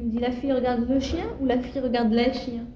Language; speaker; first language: French; native; French